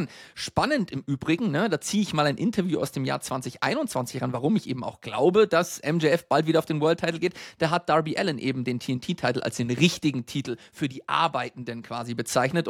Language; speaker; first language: German; native; German